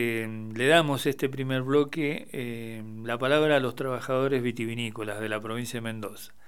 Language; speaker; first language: Spanish; native; Spanish